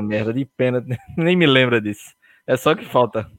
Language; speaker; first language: Portuguese; native; Portuguese